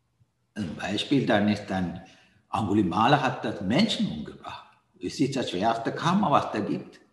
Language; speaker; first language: German; non-native, learner; Sinhala